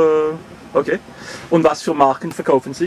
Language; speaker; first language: German; non-native, learner; French